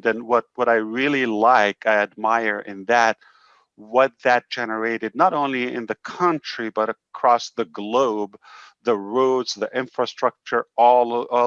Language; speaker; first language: English; non-native, fluent; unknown